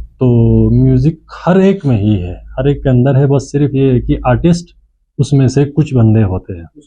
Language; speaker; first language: Urdu; non-native, local second language; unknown